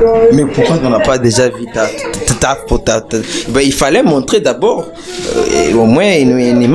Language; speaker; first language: French; non-native, local second language; Rundi